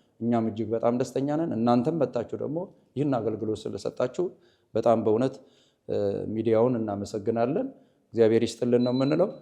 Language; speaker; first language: Amharic; native; Amharic